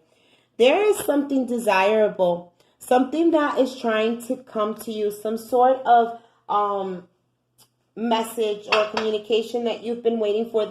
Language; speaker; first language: English; native; English